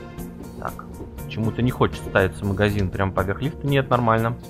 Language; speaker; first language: Russian; native; Russian